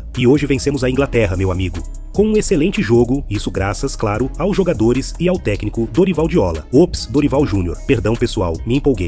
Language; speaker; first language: Portuguese; native; Portuguese